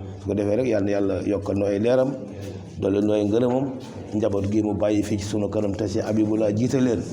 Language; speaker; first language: Wolof; native; Wolof